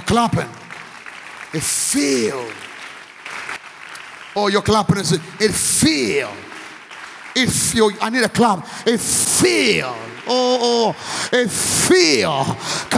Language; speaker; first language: English; non-native, local second language; Akan